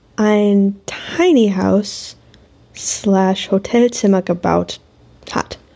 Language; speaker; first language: German; non-native, fluent; English